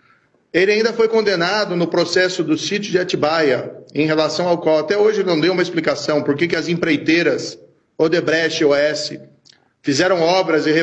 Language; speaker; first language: Portuguese; native; Portuguese